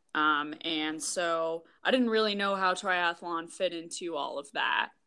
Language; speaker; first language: English; native; English